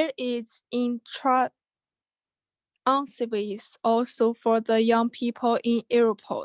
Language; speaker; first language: English; non-native, learner; Chinese